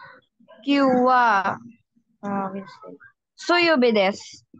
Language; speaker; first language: Japanese; non-native, learner; Filipino